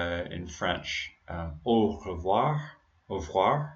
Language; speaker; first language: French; non-native, fluent; English